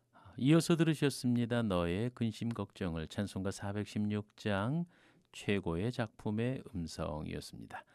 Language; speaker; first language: Korean; native; Korean